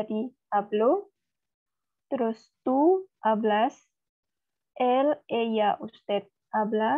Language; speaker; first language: Spanish; non-native, learner; Indonesian